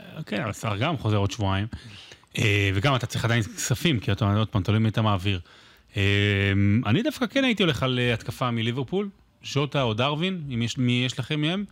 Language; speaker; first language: Hebrew; native; Hebrew